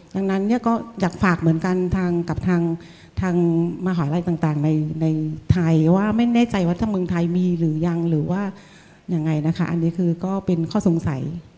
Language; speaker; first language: Thai; non-native, fluent; Vietnamese